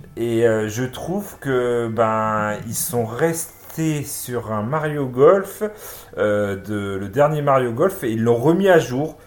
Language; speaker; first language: French; native; French